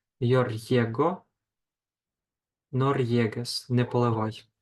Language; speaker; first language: Spanish; non-native, fluent; Ukrainian